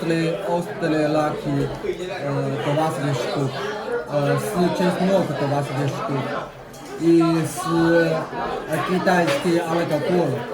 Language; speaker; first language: Russian; non-native, learner; Chinese